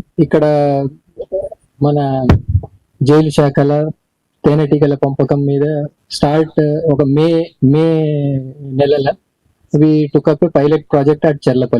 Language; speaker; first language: Telugu; native; Telugu